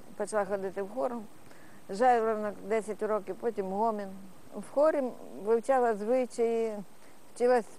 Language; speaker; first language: Ukrainian; non-native, local second language; Russian